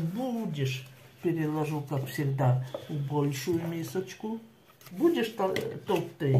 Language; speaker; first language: Russian; native; Russian